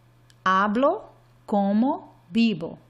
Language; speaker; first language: Spanish; non-native, fluent; English